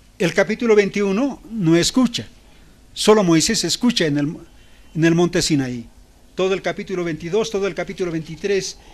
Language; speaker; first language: Spanish; non-native, local second language; Aymara